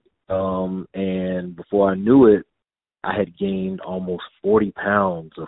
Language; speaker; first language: English; native; English